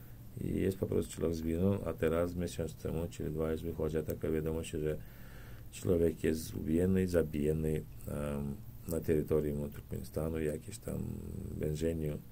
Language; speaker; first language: Polish; non-native, learner; Turkmen